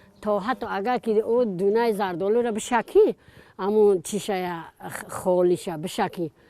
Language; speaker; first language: Tajik; native; Tajik